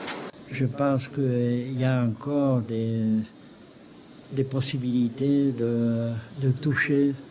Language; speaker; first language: French; non-native, fluent; Czech